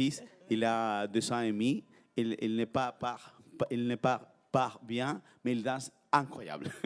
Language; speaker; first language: French; non-native, fluent; Spanish